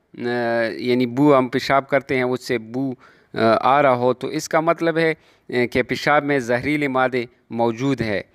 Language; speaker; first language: Urdu; non-native, local second language; Pashto